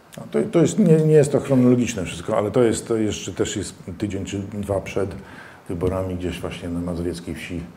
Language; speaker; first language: Polish; early bilingual, heritage; Polish